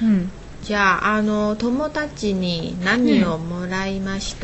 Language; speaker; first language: Japanese; non-native, learner; Chinese